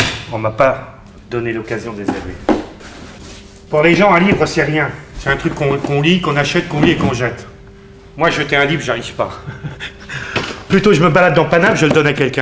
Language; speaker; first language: French; native; French